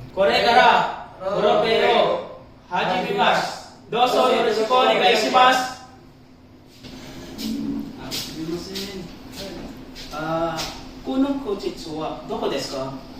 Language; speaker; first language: Japanese; non-native, learner; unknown